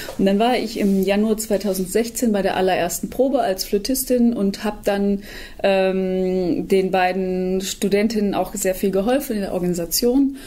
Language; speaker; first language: German; native; German